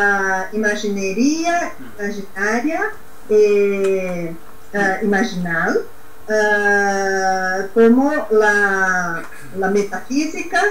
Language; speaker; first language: Spanish; non-native, learner; Portuguese